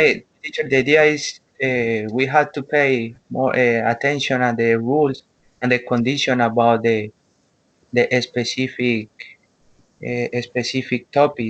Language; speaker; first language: English; non-native, learner; Spanish